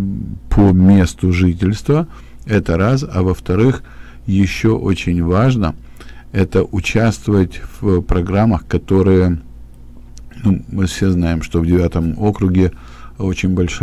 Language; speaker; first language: Russian; native; Russian